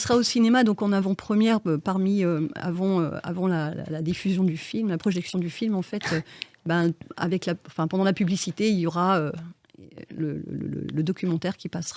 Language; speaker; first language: French; native; French